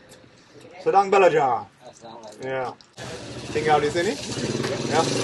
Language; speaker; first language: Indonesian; non-native, learner; English